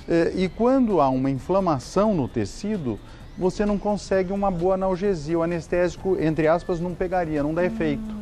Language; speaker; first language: Portuguese; native; Portuguese